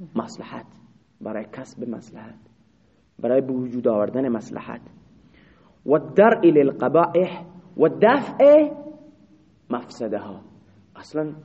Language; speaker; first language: Persian; non-native, local second language; Baluchi